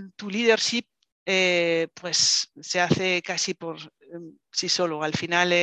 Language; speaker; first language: Spanish; non-native, fluent; French